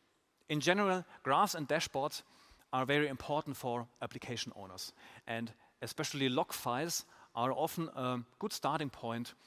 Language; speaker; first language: English; non-native, fluent; German